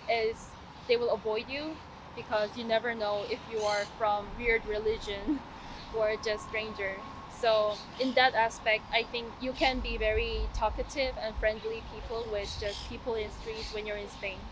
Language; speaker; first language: English; non-native, fluent; Korean